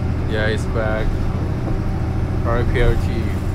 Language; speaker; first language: English; non-native, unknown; Korean